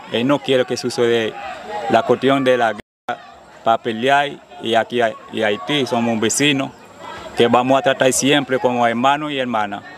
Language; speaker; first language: Spanish; non-native, fluent; Haitian Creole